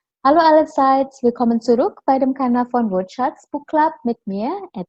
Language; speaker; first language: German; non-native, fluent; Indonesian